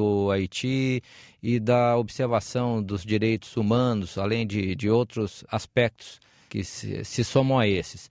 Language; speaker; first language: Portuguese; native; Portuguese